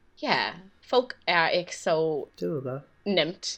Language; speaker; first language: Danish; non-native, learner; English